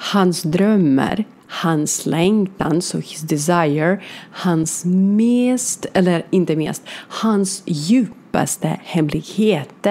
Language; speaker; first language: Swedish; non-native, learner; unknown